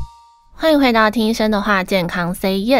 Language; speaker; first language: Chinese; native; Chinese